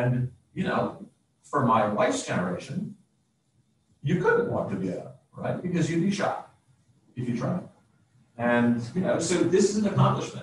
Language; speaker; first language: English; native; English